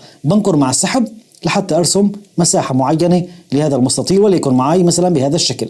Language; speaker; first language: Arabic; native; Arabic